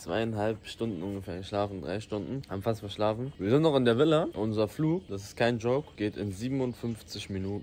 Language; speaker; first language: German; native; German